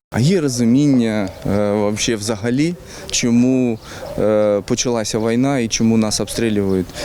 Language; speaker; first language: Ukrainian; non-native, local second language; Russian